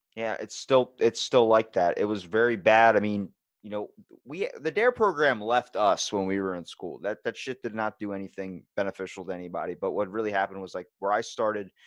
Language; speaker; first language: English; native; English